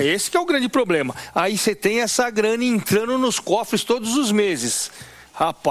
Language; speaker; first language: Portuguese; native; Portuguese